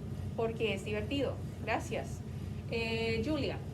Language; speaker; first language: Spanish; non-native, fluent; English